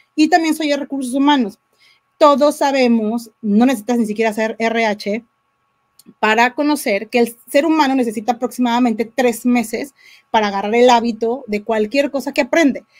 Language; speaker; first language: Spanish; native; Spanish